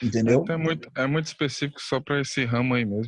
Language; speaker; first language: Portuguese; native; Portuguese